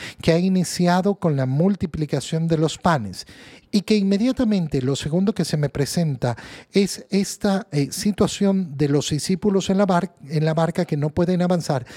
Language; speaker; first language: Spanish; native; Spanish